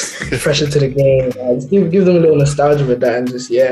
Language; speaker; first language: English; native; English